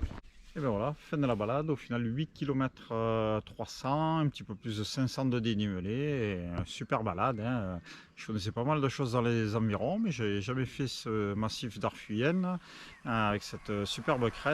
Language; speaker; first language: French; native; French